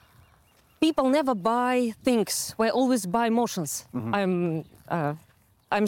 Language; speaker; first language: English; non-native, fluent; Russian